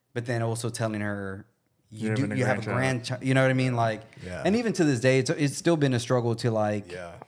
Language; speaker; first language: English; native; English